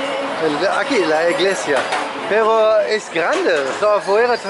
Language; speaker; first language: Spanish; non-native, learner; German